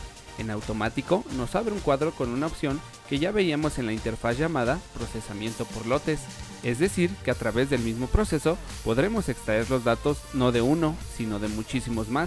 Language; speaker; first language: Spanish; native; Spanish